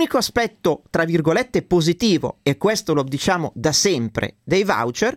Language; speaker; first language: Italian; native; Italian